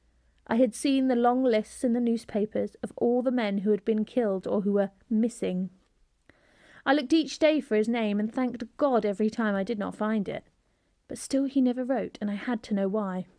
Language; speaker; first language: English; native; English